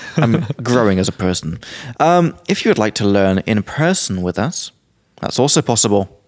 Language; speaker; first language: English; native; English